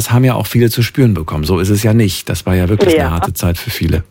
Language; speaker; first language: German; native; German